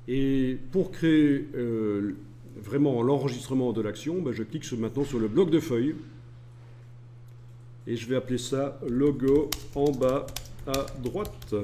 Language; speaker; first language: French; native; French